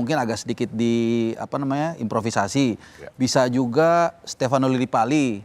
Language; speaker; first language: Indonesian; native; Indonesian